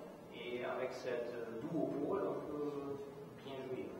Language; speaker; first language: French; non-native, fluent; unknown